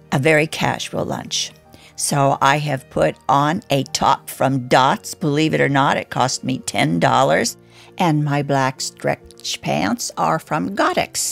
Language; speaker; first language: English; native; English